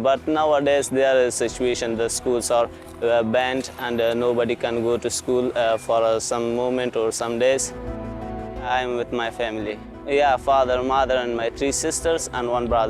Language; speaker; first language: English; non-native, learner; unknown